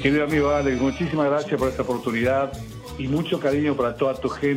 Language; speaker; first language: Spanish; non-native, local second language; Guarani